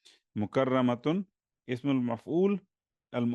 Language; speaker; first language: Arabic; non-native, fluent; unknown